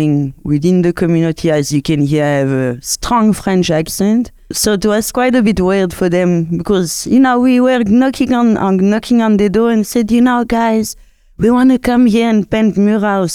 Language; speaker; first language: English; non-native, fluent; French